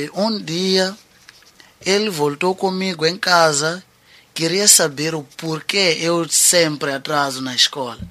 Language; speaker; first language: Portuguese; non-native, local second language; Tsonga